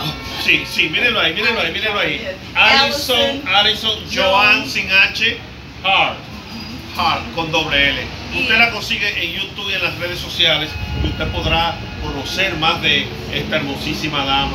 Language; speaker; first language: Spanish; native; Spanish